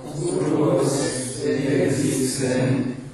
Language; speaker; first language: Greek; non-native, learner; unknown